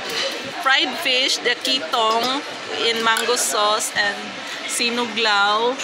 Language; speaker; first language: English; non-native, local second language; Filipino